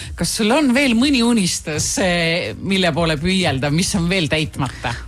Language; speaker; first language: Estonian; native; Estonian